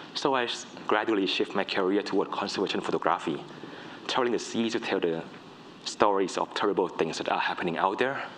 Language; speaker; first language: English; non-native, fluent; Thai